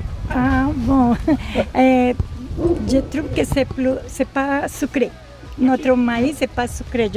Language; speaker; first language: French; non-native, learner; Spanish